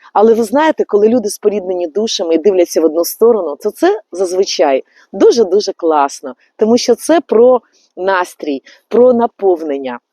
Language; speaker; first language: Ukrainian; native; Ukrainian